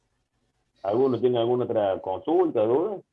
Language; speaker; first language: Spanish; native; Spanish